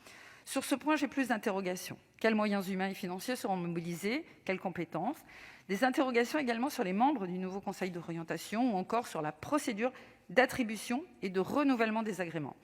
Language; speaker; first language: French; native; French